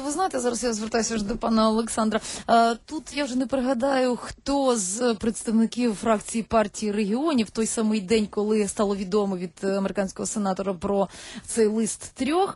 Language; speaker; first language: Ukrainian; native; Ukrainian